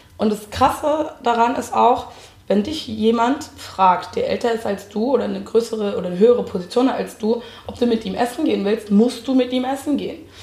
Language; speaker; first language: German; native; German